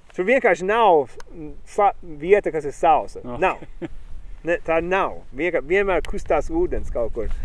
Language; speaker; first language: Latvian; early bilingual, heritage; Latvian